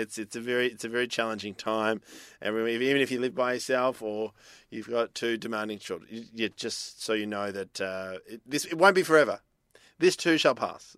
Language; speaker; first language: English; native; English